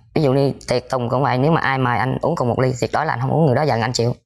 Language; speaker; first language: Vietnamese; native; Vietnamese